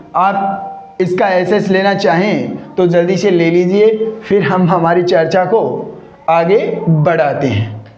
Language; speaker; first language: Hindi; native; Hindi